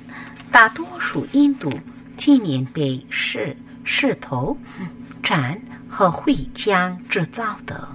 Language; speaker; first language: Chinese; non-native, learner; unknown